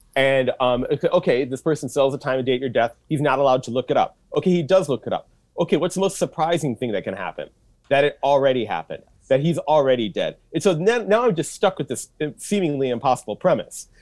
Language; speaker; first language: English; native; English